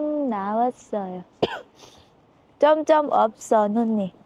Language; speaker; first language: Korean; non-native, learner; Thai